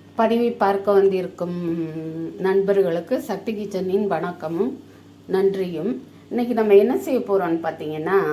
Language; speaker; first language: Tamil; native; Tamil